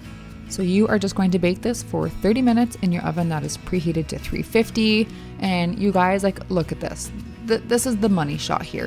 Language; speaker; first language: English; native; English